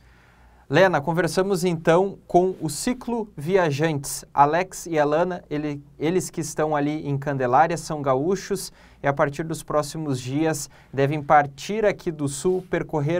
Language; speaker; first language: Portuguese; native; Portuguese